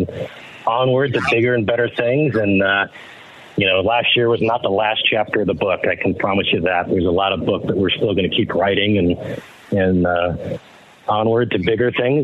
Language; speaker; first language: English; native; English